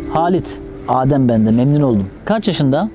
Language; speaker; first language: Turkish; native; Turkish